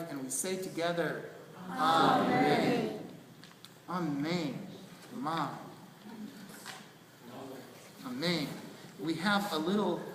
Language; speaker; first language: English; native; English